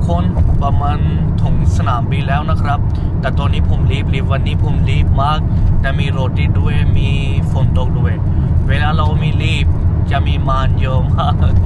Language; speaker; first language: Thai; non-native, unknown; Punjabi